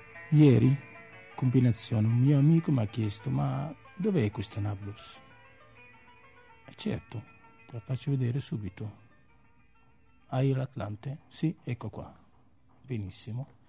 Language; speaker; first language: Italian; non-native, fluent; Arabic